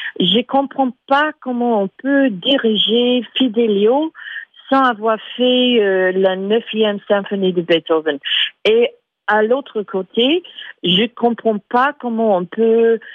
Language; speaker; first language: French; non-native, fluent; English